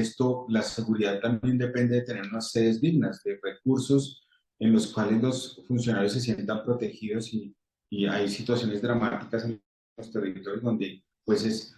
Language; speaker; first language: Spanish; native; Spanish